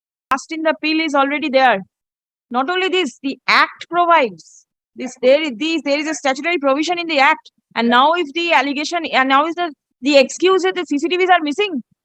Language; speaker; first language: English; non-native, local second language; Bangla